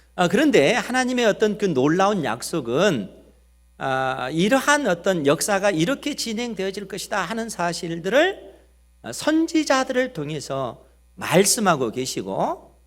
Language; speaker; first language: Korean; native; Korean